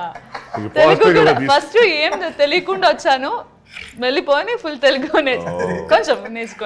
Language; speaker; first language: Telugu; non-native, learner; Malayalam